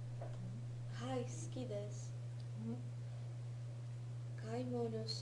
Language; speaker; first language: Japanese; non-native, learner; English